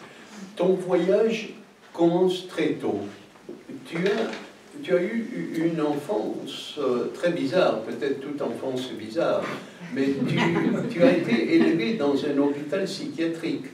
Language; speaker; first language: French; non-native, fluent; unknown